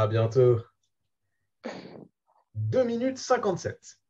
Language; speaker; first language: French; native; French